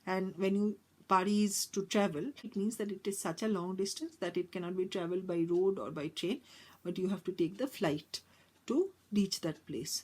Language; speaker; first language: English; non-native, local second language; Bangla